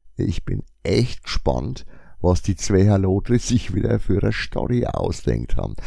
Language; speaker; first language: German; native; German